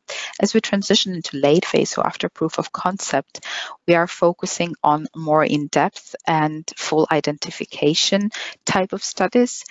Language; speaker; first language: English; non-native, fluent; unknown